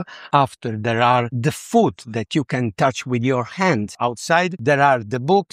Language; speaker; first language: English; non-native, learner; Italian